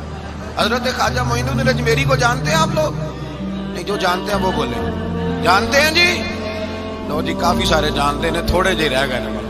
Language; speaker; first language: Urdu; non-native, local second language; Punjabi